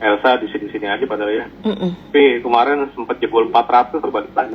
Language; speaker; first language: Indonesian; native; Indonesian